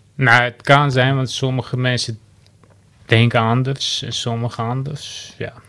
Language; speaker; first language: Dutch; non-native, fluent; Armenian